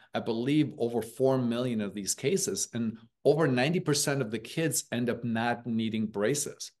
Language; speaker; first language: English; early bilingual, other home language; German